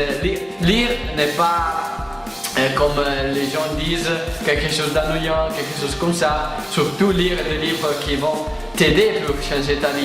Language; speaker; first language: French; non-native, fluent; Italian